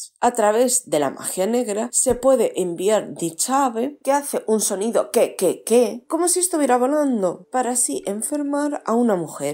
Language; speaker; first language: Spanish; native; Spanish